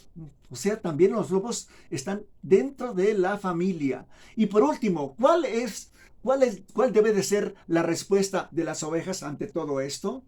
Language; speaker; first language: Spanish; native; Spanish